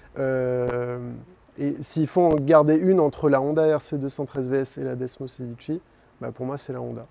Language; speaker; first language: French; native; French